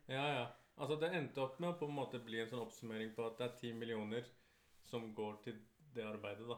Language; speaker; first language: Norwegian; early bilingual, other home language; Urdu